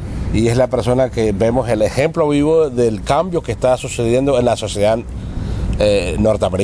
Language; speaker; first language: Spanish; native; Spanish